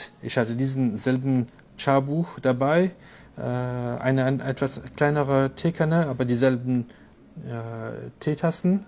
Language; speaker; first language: German; non-native, local second language; French